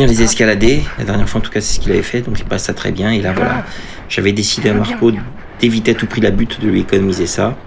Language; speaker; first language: French; native; French